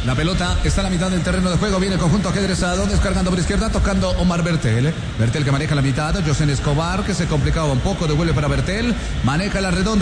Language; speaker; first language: Spanish; native; Spanish